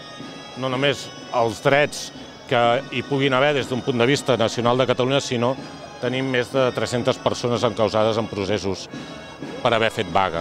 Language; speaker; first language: Catalan; native; Catalan